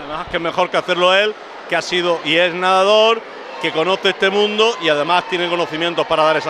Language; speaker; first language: Spanish; native; Spanish